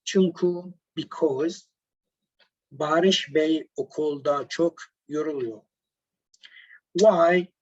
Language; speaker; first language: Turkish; non-native, learner; Arabic